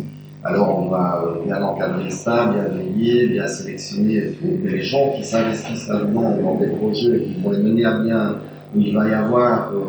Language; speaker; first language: French; native; French